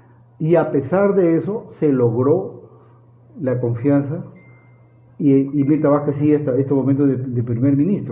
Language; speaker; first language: Spanish; native; Spanish